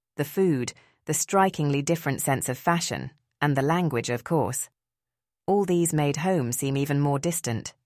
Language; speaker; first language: English; early bilingual, other home language; Spanish